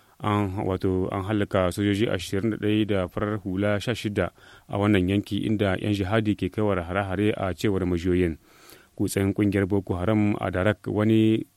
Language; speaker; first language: Hausa; native; Hausa